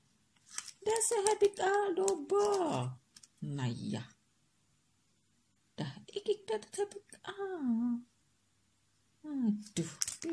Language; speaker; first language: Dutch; non-native, learner; Indonesian